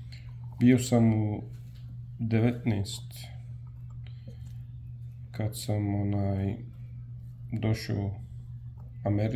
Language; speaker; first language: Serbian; non-native, learner; Turkish